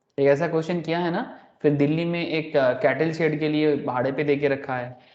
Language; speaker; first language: Hindi; non-native, local second language; Bangla